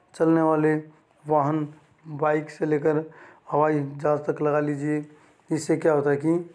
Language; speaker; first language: Hindi; native; Hindi